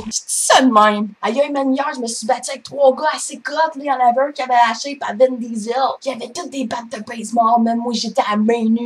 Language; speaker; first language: French; native; French